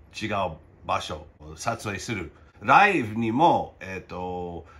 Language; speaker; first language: Japanese; non-native, fluent; English